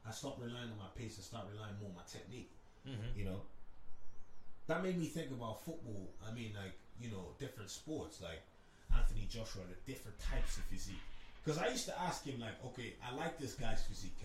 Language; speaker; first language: English; native; English